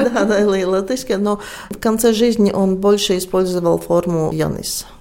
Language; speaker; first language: Russian; non-native, local second language; Latvian